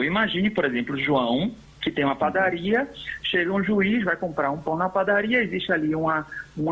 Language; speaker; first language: Portuguese; native; Portuguese